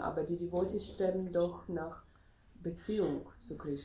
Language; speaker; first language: German; non-native, fluent; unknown